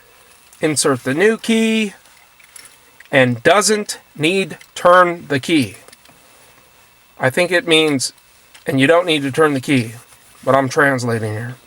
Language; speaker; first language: English; native; English